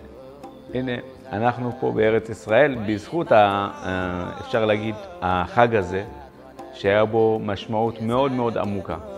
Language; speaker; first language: Hebrew; non-native, fluent; Amharic